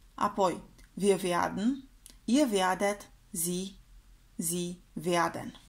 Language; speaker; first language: German; non-native, fluent; Romanian